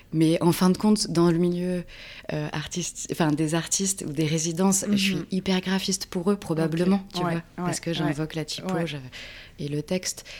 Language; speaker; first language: French; native; French